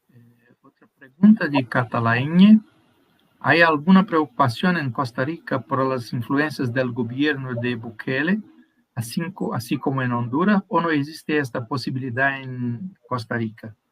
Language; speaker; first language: Spanish; non-native, fluent; Portuguese